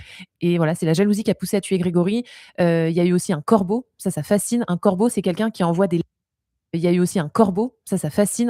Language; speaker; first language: French; native; French